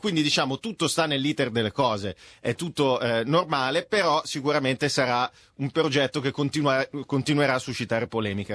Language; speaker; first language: Italian; native; Italian